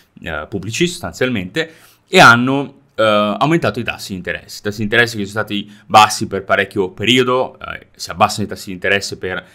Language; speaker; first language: Italian; native; Italian